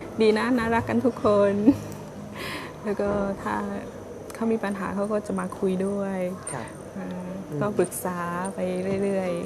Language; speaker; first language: Thai; early bilingual, heritage; Thai